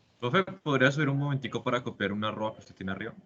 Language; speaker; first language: Spanish; native; Spanish